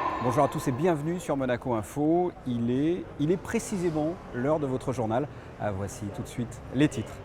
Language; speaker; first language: French; native; French